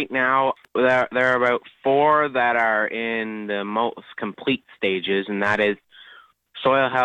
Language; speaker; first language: English; native; English